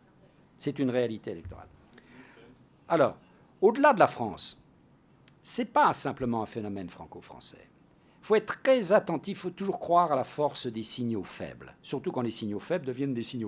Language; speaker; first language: French; native; French